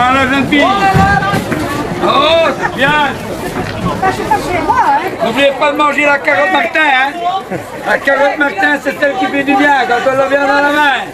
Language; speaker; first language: French; native; French